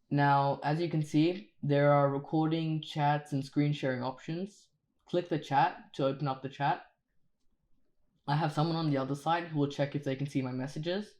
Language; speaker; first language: English; native; English